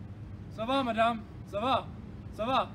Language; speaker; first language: French; non-native, learner; English